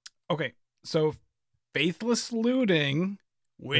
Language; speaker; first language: English; native; English